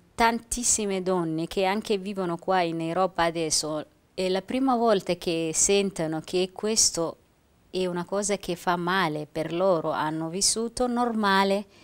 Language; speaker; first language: Italian; non-native, fluent; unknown